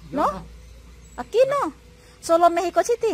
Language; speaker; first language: Spanish; non-native, learner; Indonesian